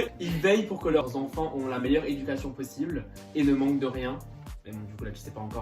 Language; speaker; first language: French; native; French